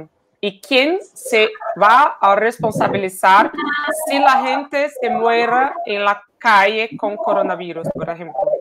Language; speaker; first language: Spanish; non-native, fluent; Portuguese